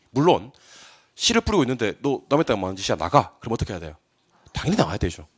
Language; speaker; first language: Korean; native; Korean